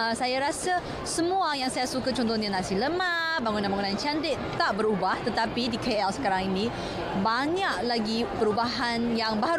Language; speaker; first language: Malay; non-native, fluent; Chinese